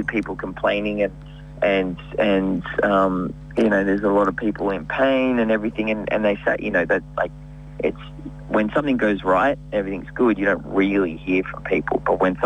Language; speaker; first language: English; native; English